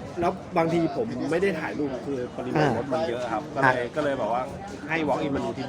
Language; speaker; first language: Thai; native; Thai